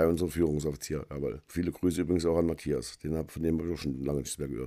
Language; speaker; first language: German; native; German